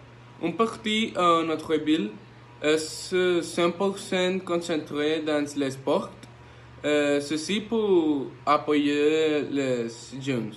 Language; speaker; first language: French; non-native, learner; Spanish